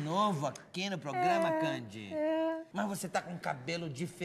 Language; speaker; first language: Portuguese; native; Portuguese